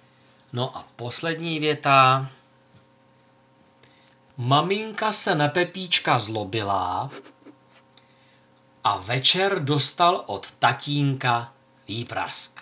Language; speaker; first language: Czech; native; Czech